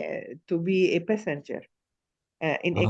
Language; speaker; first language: English; non-native, learner; Arabic